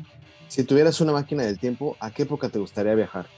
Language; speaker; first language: Spanish; native; Spanish